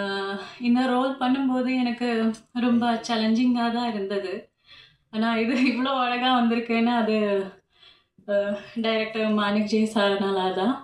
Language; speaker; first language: Tamil; non-native, fluent; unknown